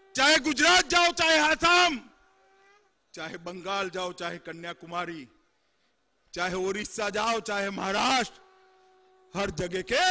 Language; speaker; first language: Hindi; non-native, local second language; Gujarati